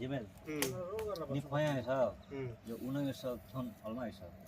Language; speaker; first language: Korean; non-native, learner; Nepali